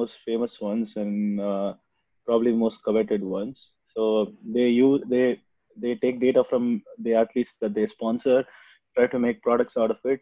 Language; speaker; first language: English; non-native, local second language; Tamil